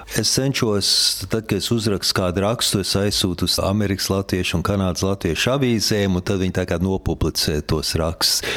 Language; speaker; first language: Latvian; early bilingual, heritage; Latvian